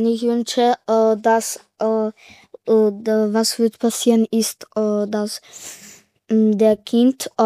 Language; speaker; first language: German; early bilingual, other home language; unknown